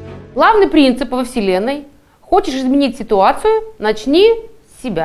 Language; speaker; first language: Russian; native; Russian